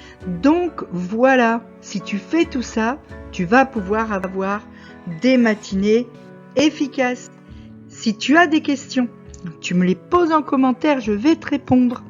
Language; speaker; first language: French; native; French